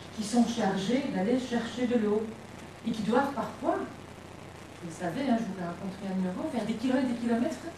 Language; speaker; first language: French; non-native, local second language; Dutch